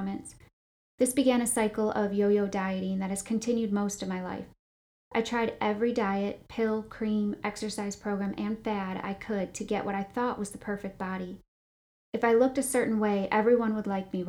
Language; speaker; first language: English; native; English